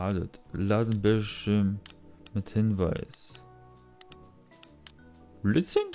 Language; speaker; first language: German; non-native, learner; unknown